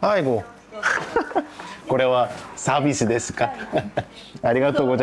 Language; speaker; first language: Japanese; non-native, learner; Korean